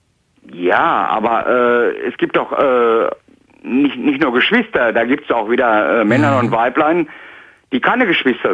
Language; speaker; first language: German; native; German